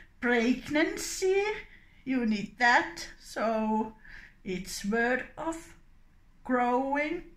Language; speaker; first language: English; non-native, learner; Finnish